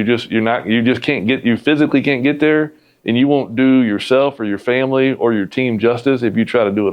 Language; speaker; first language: English; native; English